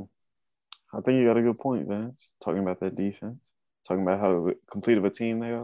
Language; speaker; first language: English; native; English